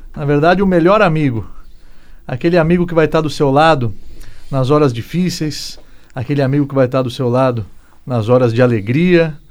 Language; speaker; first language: Portuguese; native; Portuguese